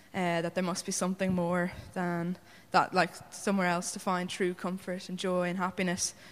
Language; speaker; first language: English; native; English